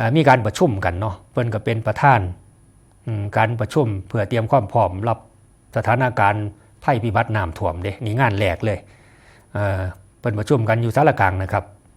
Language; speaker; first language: Thai; non-native, local second language; Northeastern Thai